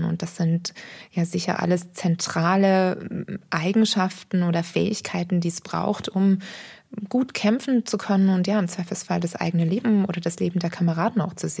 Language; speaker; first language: German; native; German